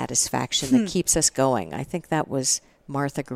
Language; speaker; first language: English; native; English